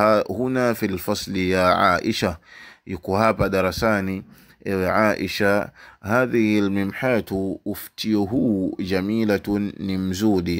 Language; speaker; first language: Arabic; non-native, fluent; Swahili